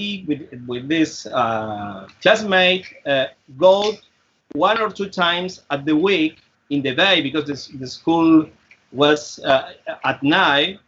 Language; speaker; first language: English; non-native, fluent; Spanish